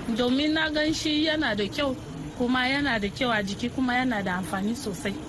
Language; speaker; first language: Hausa; non-native, local second language; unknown